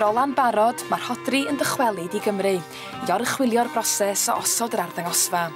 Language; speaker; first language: Welsh; native; Welsh